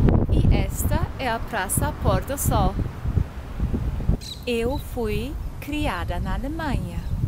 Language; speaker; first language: Portuguese; non-native, fluent; Croatian